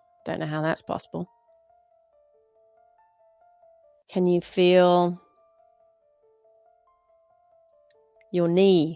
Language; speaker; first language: English; native; English